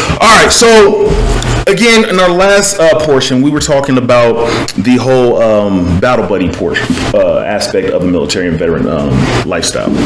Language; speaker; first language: English; native; English